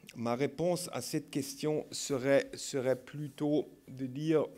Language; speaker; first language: French; non-native, fluent; German